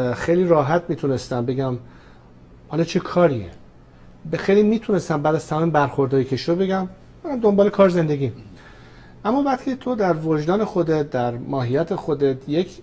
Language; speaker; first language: Persian; native; Persian